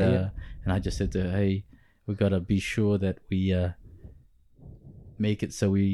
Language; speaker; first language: English; early bilingual, other home language; Pampanga